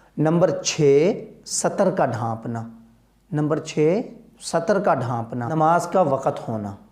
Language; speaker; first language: Urdu; non-native, local second language; Punjabi